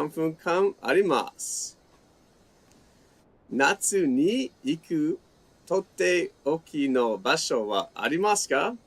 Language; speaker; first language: Japanese; non-native, fluent; English